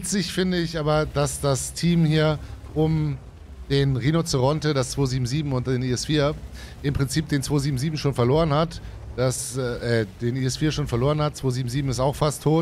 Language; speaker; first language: German; native; German